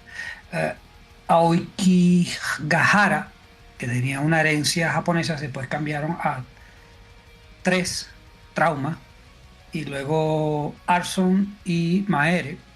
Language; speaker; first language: Spanish; native; Spanish